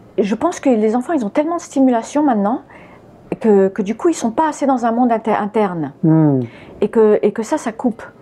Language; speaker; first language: French; early bilingual, other home language; English